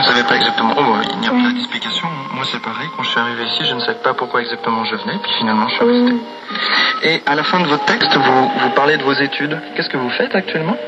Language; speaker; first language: French; native; French